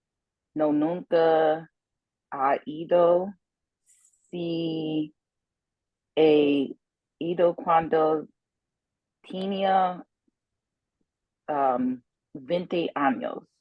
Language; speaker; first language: Spanish; non-native, learner; English